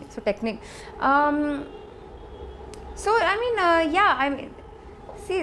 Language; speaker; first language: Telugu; non-native, fluent; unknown